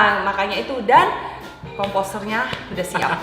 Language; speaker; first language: Indonesian; native; Indonesian